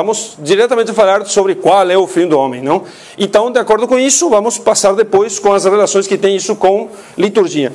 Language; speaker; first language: Portuguese; non-native, fluent; Spanish